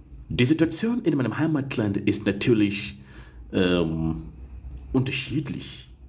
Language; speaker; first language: German; non-native, fluent; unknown